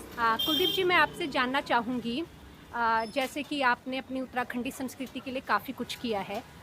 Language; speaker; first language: Hindi; native; Hindi